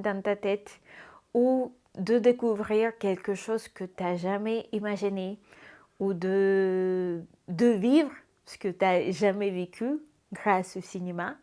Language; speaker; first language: French; non-native, fluent; Russian